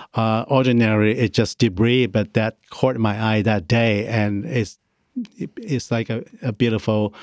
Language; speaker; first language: English; non-native, local second language; Cantonese